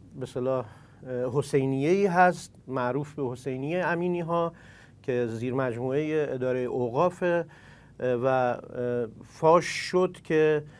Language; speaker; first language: Persian; non-native, local second language; Central Kurdish